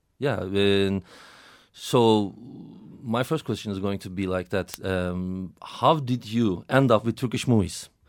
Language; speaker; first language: English; non-native, fluent; Turkish